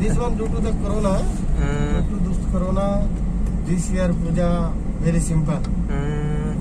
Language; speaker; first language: English; non-native, learner; Hindi